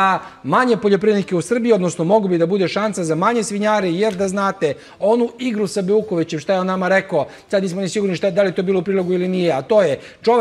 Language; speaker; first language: Serbian; native; Serbian